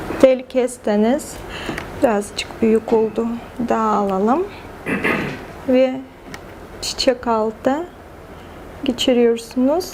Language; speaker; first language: Turkish; non-native, fluent; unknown